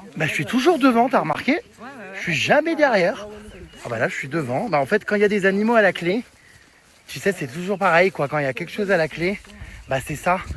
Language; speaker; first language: French; native; French